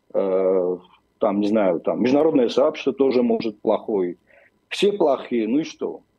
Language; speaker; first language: Russian; non-native, local second language; Armenian